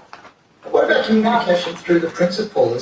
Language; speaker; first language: English; native; English